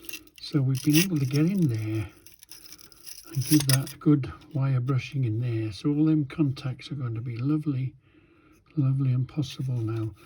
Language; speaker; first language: English; native; English